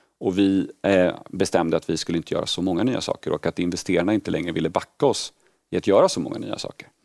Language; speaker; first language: Swedish; early bilingual, other home language; Polish